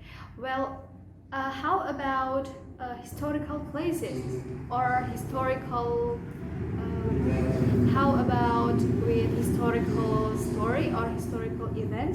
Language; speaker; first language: English; non-native, fluent; Indonesian